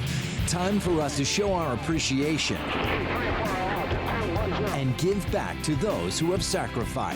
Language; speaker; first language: English; native; English